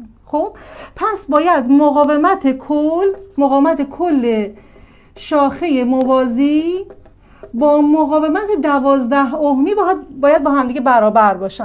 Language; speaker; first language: Persian; native; Persian